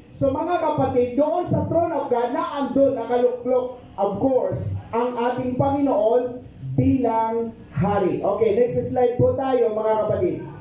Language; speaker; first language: Filipino; non-native, local second language; Pampanga